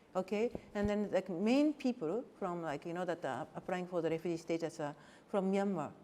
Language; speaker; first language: English; non-native, fluent; Japanese